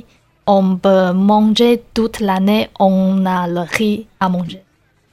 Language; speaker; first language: French; non-native, learner; Chinese